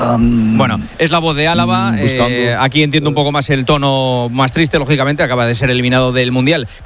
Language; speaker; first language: Spanish; native; Spanish